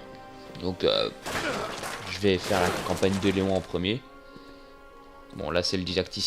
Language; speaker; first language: French; native; French